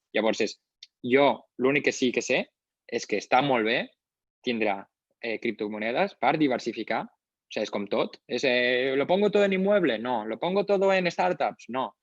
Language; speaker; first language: Catalan; non-native, local second language; Spanish